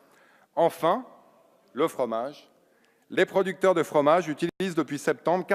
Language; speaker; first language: French; native; French